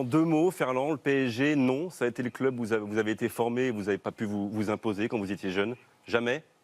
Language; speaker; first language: French; native; French